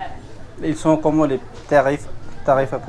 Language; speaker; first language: French; non-native, fluent; Bangla